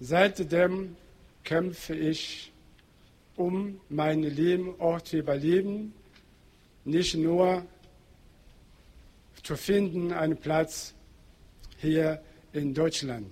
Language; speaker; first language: German; non-native, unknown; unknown